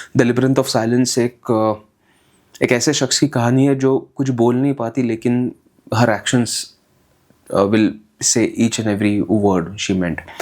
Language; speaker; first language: Hindi; non-native, local second language; Marathi